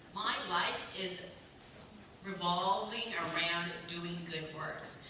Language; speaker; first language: English; early bilingual, other home language; Korean